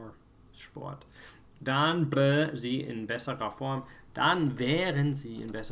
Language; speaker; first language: German; non-native, fluent; English